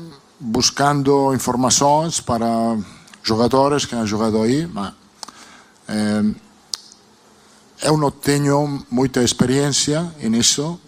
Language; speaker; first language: Portuguese; non-native, learner; Italian